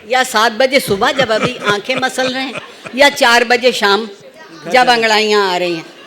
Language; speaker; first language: Urdu; native; Urdu